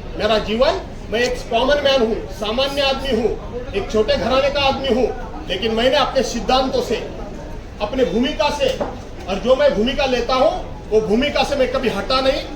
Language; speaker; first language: Hindi; non-native, local second language; Marathi